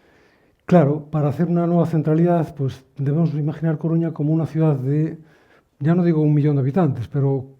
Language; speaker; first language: Spanish; native; Spanish